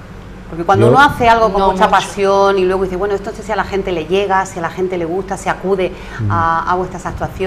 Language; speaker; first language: Spanish; native; Spanish